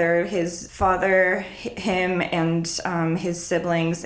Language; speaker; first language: English; early bilingual, other home language; Spanish